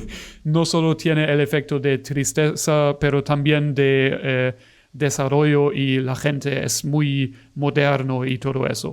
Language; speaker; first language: Spanish; non-native, fluent; German